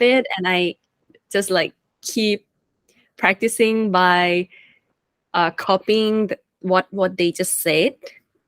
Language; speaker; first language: English; non-native, fluent; Thai